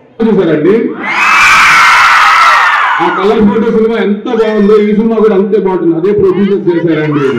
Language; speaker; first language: Telugu; native; Telugu